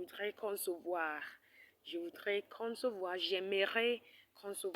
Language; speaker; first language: French; non-native, fluent; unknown